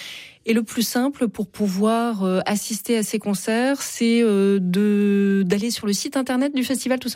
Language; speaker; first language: French; native; French